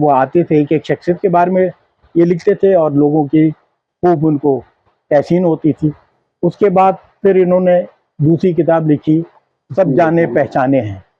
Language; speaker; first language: Urdu; native; Urdu